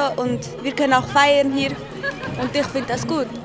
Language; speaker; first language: German; early bilingual, other home language; Kurdish